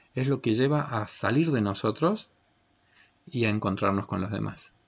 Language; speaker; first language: Spanish; native; Spanish